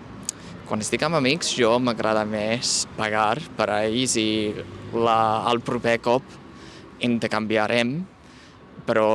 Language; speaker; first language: Catalan; non-native, fluent; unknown